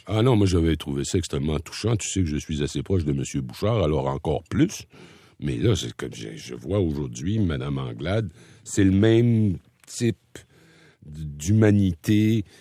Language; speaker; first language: French; native; French